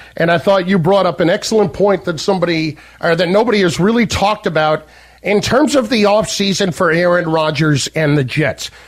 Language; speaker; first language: English; native; English